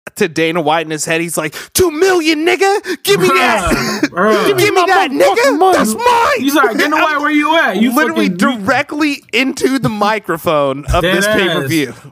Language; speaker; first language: English; early bilingual, other home language; Yoruba